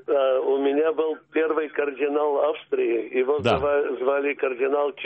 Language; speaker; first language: Russian; early bilingual, heritage; Russian